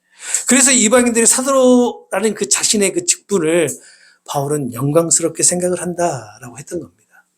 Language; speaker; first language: Korean; native; Korean